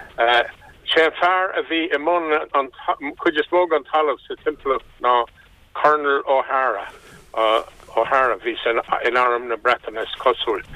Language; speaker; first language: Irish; non-native, local second language; English